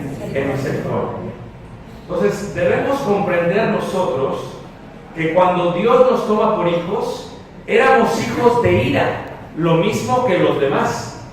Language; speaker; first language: Spanish; early bilingual, heritage; Spanish